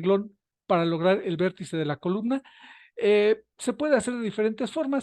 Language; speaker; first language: Spanish; native; Spanish